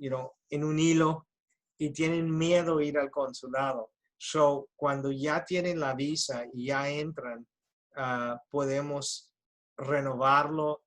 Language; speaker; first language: Spanish; early bilingual, heritage; Spanish